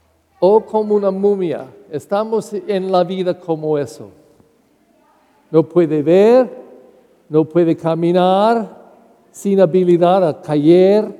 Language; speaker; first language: Spanish; non-native, learner; English